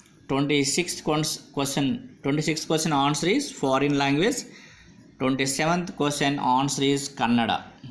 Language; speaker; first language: English; non-native, local second language; Telugu